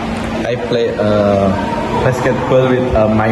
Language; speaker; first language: English; non-native, learner; Indonesian